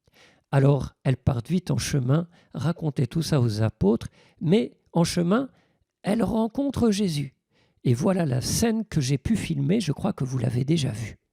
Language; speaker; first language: French; native; French